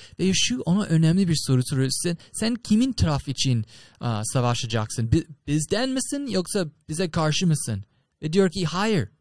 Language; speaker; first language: Turkish; non-native, fluent; English